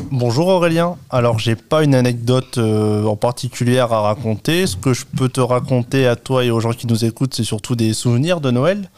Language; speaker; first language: French; native; French